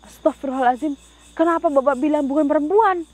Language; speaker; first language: Indonesian; native; Indonesian